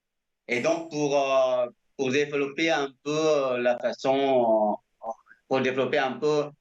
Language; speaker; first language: French; non-native, fluent; Indonesian